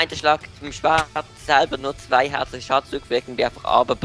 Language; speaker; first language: German; native; German